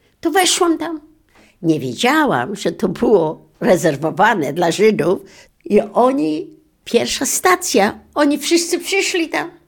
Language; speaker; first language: Polish; non-native, local second language; Yiddish